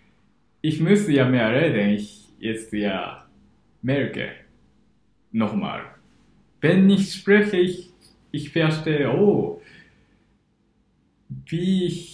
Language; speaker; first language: German; non-native, learner; Japanese